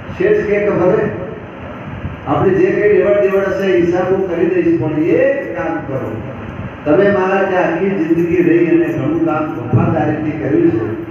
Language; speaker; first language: Gujarati; native; Gujarati